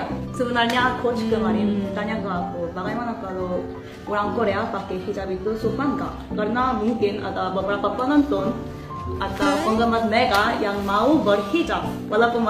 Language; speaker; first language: Indonesian; non-native, fluent; Korean